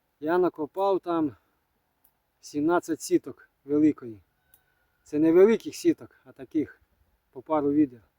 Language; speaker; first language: Ukrainian; native; Ukrainian